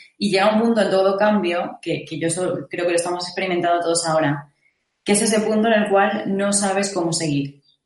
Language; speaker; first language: Spanish; native; Spanish